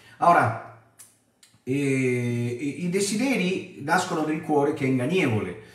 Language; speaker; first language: Italian; non-native, fluent; Spanish